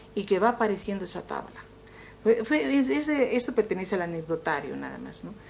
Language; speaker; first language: Spanish; native; Spanish